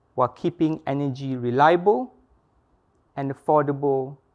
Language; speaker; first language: English; non-native, local second language; Malay